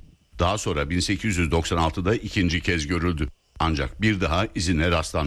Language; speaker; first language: Turkish; native; Turkish